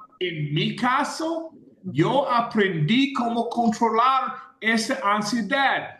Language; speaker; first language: Spanish; non-native, fluent; English